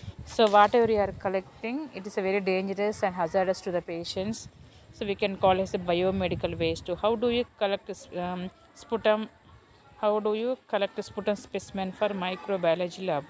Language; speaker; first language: English; non-native, local second language; Telugu